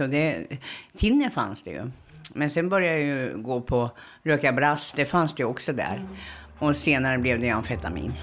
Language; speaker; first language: Swedish; native; Swedish